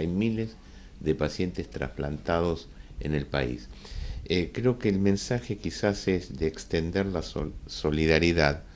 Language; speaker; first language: Spanish; native; Spanish